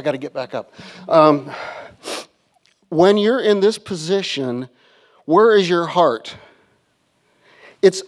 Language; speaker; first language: English; native; English